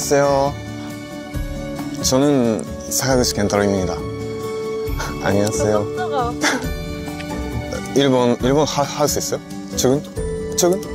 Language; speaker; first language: Korean; non-native, learner; Japanese